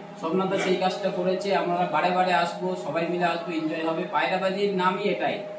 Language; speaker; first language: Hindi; non-native, local second language; Bangla